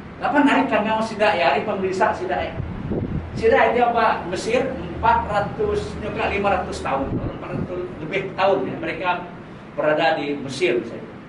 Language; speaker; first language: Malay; non-native, local second language; Iban